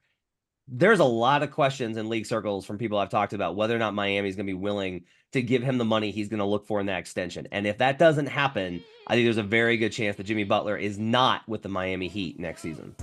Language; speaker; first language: English; native; English